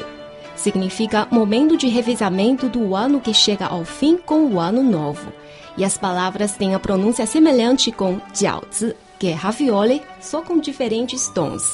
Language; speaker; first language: Portuguese; non-native, fluent; Chinese